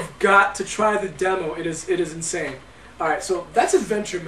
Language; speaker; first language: English; native; English